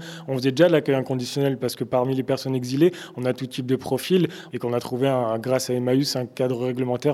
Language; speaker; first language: French; native; French